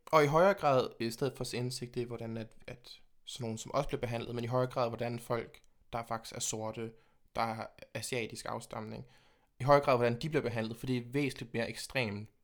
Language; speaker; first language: Danish; native; Danish